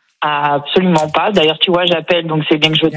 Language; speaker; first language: French; native; French